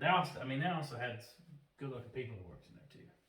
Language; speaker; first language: English; native; English